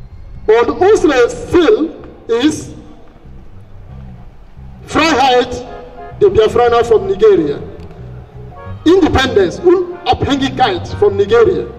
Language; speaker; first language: German; non-native, fluent; Igbo